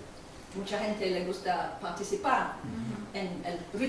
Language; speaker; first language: Spanish; non-native, learner; English